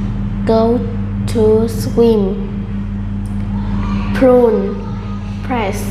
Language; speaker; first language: English; non-native, learner; Vietnamese